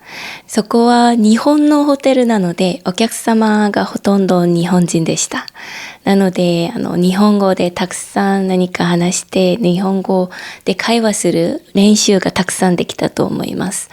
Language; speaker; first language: Japanese; non-native, fluent; Korean